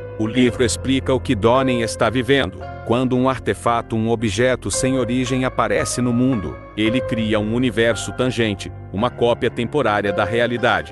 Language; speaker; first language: Portuguese; native; Portuguese